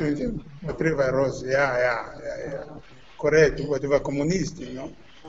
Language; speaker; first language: Romanian; non-native, learner; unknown